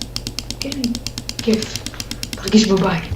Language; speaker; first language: Hebrew; native; Hebrew